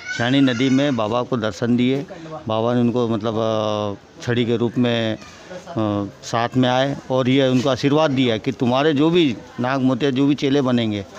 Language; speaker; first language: Hindi; native; Hindi